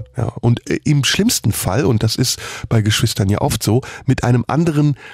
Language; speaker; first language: German; early bilingual, other home language; Turkish